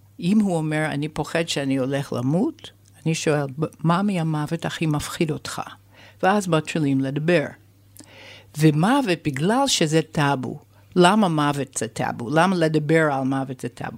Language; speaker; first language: Hebrew; non-native, fluent; English